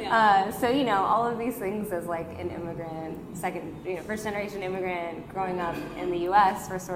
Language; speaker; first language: English; native; English